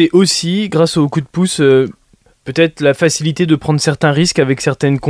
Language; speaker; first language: French; native; French